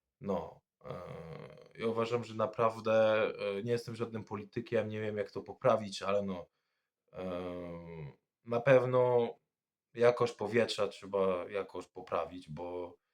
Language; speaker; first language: Polish; non-native, fluent; French